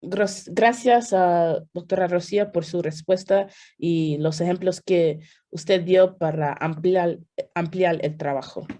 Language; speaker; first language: Spanish; non-native, fluent; English